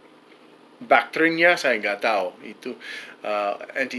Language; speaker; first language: Indonesian; non-native, fluent; English